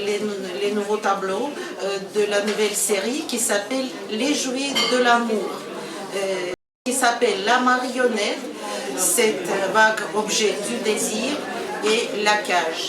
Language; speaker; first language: French; non-native, learner; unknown